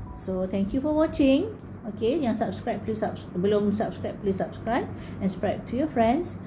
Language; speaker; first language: English; non-native, local second language; Malay